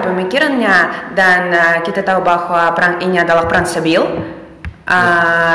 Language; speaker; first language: Indonesian; non-native, fluent; Russian